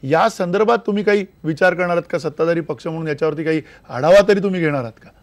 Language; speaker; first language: Marathi; native; Marathi